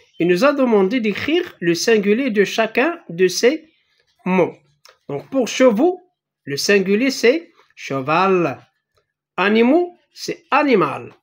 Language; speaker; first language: French; non-native, local second language; Arabic